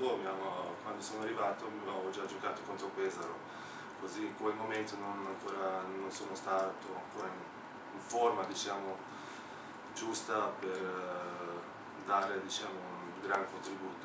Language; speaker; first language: Italian; non-native, fluent; Slovenian